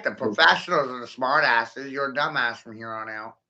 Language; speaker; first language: English; native; English